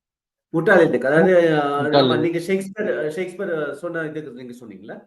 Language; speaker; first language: Tamil; early bilingual, heritage; Tamil